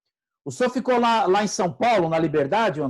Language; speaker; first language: Portuguese; native; Portuguese